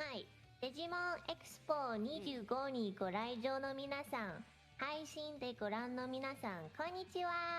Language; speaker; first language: Japanese; non-native, learner; English